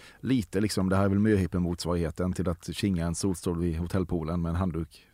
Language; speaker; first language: Swedish; native; Swedish